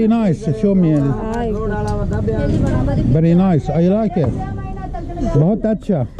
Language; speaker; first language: English; non-native, learner; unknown